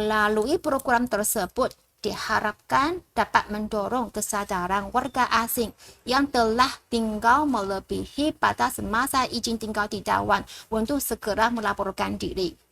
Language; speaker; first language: Indonesian; non-native, fluent; Chinese